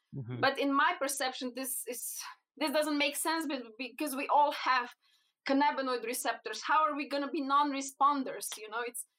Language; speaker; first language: English; non-native, fluent; Slovenian